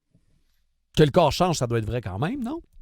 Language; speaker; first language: French; native; French